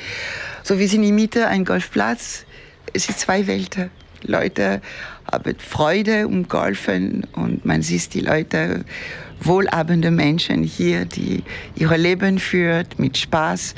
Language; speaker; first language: German; non-native, fluent; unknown